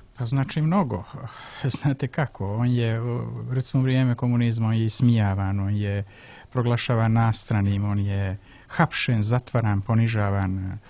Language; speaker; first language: Serbian; native; Serbian